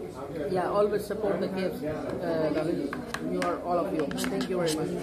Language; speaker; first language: English; non-native, learner; Hindi